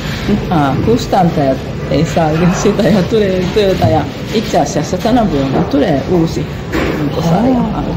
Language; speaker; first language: Finnish; non-native, fluent; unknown